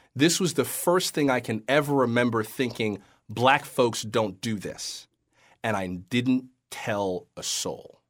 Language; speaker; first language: English; native; English